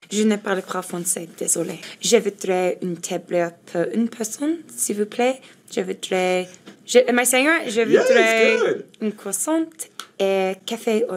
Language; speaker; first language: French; non-native, learner; English